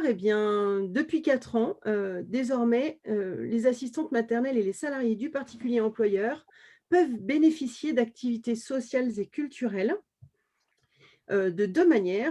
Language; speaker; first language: French; native; French